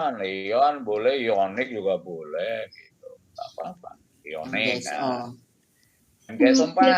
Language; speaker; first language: Indonesian; native; Indonesian